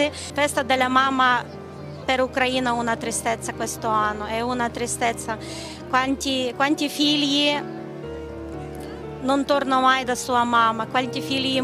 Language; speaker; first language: Italian; non-native, fluent; Ukrainian